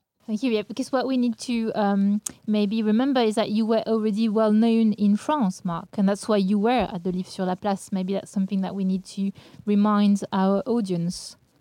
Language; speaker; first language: English; non-native, fluent; French